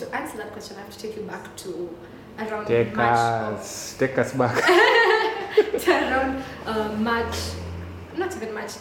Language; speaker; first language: English; non-native, local second language; Swahili